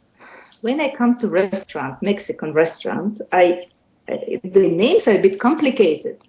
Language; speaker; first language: English; non-native, learner; Russian